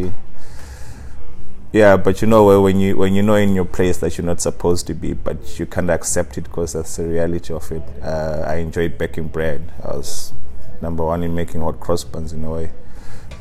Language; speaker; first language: English; non-native, local second language; Shona